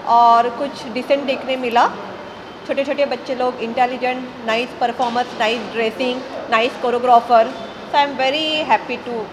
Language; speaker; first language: Hindi; native; Hindi